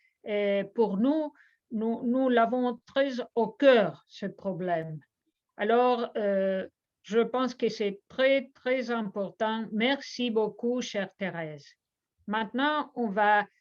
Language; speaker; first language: French; non-native, fluent; Spanish